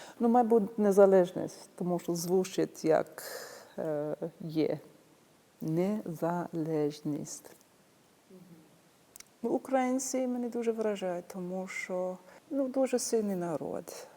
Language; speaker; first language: Ukrainian; non-native, fluent; English